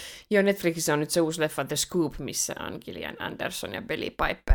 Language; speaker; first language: Finnish; native; Finnish